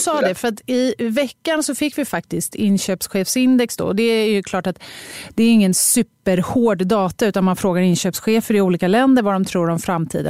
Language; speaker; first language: Swedish; native; Swedish